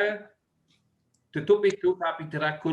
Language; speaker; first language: Indonesian; non-native, learner; English